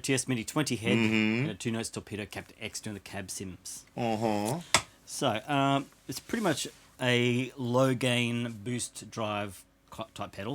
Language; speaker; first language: English; native; English